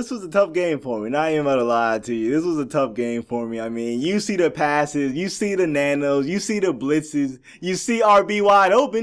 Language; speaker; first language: English; native; English